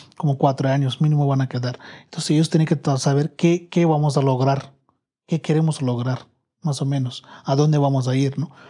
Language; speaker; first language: Spanish; non-native, learner; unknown